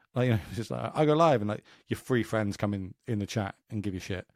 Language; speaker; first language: English; native; English